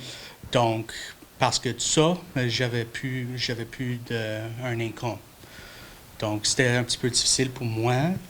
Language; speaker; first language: French; non-native, local second language; English